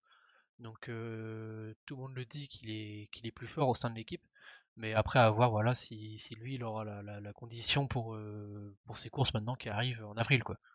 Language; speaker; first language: French; native; French